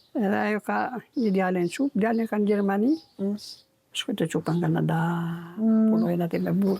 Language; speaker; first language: Albanian; native; Albanian